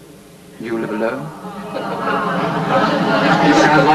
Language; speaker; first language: English; native; English